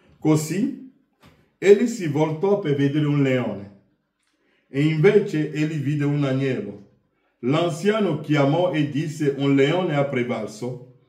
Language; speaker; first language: Italian; non-native, fluent; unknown